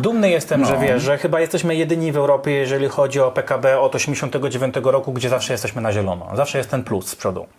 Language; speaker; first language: Polish; non-native, fluent; English